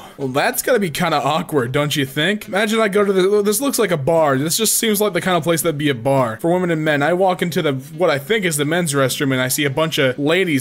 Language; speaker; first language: English; native; English